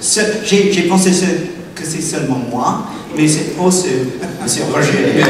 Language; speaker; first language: French; non-native, learner; English